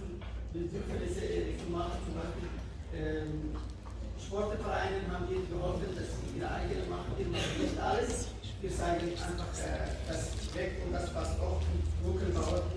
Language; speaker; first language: German; non-native, fluent; Somali